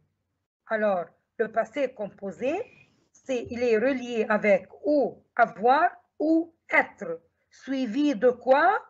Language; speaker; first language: French; non-native, fluent; Arabic